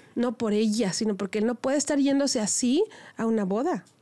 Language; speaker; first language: Spanish; native; Spanish